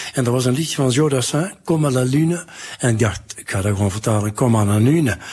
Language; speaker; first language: Dutch; native; Dutch